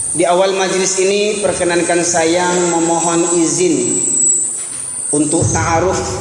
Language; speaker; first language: Indonesian; non-native, local second language; Minangkabau